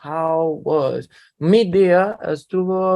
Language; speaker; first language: Spanish; non-native, learner; English